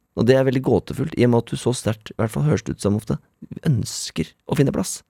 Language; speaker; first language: Norwegian; native; Norwegian